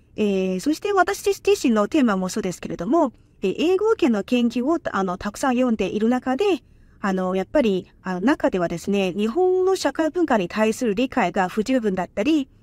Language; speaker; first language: Japanese; non-native, fluent; Chinese